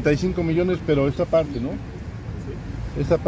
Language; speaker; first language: Spanish; native; Spanish